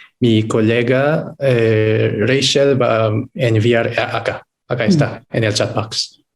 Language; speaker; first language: Spanish; non-native, fluent; Filipino